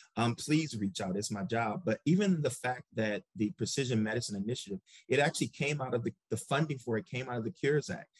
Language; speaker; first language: English; native; English